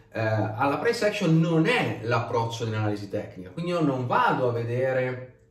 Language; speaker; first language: Italian; native; Italian